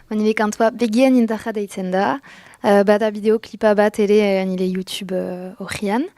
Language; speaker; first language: Basque; non-native, local second language; French